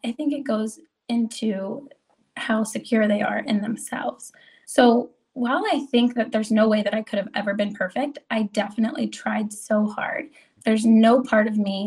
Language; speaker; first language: English; native; English